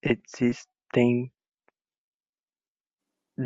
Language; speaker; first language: English; non-native, learner; Spanish